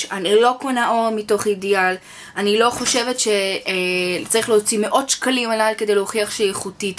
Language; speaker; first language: Hebrew; native; Hebrew